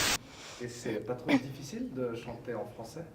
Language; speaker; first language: French; native; French